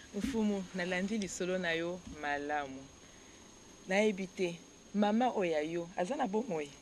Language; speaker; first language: Lingala; native; Lingala